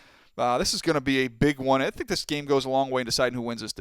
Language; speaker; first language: English; native; English